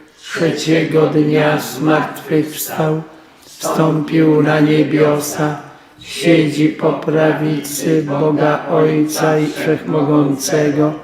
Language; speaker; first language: Polish; native; Polish